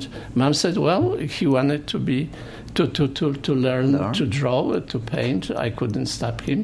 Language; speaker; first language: English; non-native, fluent; Polish